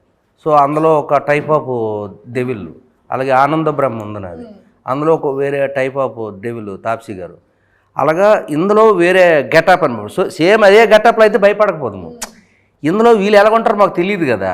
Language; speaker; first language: Telugu; native; Telugu